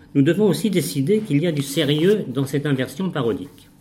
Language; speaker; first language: French; native; French